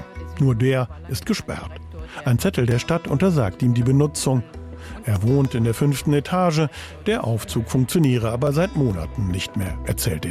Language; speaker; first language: German; native; German